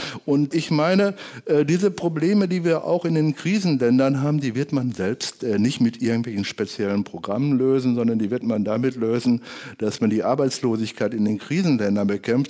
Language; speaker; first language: German; native; German